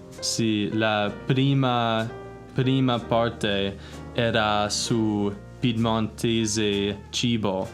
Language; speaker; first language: Italian; non-native, learner; English